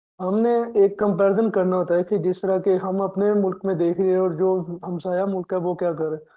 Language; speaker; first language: Urdu; non-native, local second language; Punjabi